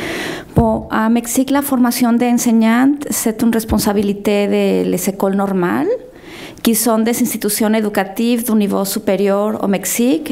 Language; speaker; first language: French; non-native, fluent; Spanish